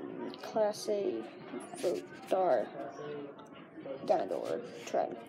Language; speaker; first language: Spanish; non-native, learner; English